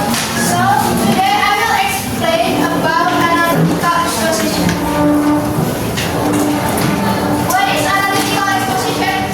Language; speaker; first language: English; non-native, fluent; Indonesian